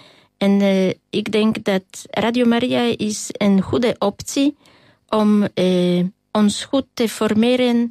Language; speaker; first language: Dutch; non-native, learner; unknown